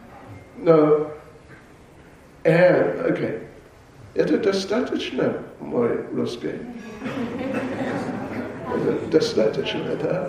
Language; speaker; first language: Russian; non-native, learner; English